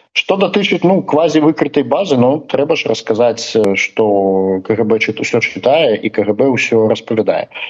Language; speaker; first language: Belarusian; non-native, local second language; Russian